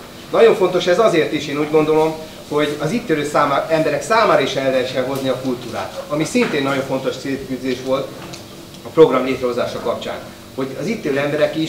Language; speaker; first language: Hungarian; native; Hungarian